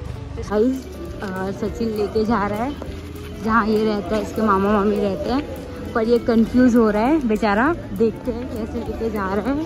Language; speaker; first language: Hindi; native; Hindi